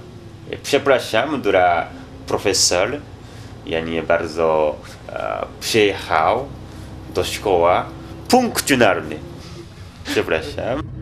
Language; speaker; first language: Polish; non-native, learner; Japanese